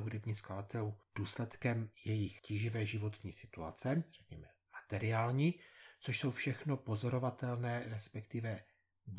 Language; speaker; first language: Czech; native; Czech